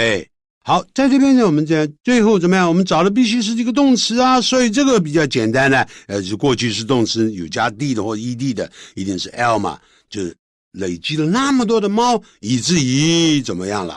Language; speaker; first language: Chinese; native; Chinese